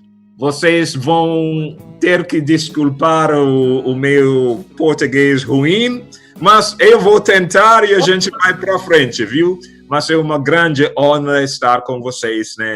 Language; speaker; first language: Portuguese; non-native, fluent; English